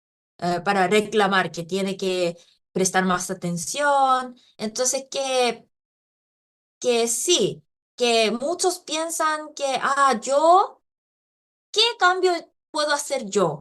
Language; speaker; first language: Spanish; non-native, fluent; Korean